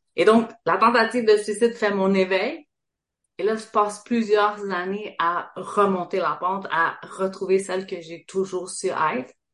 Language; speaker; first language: French; native; French